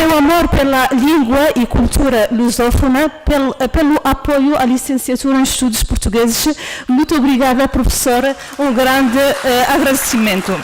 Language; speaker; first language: Portuguese; non-native, fluent; Arabic